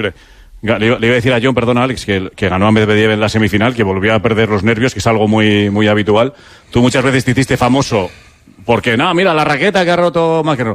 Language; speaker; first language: Spanish; native; Spanish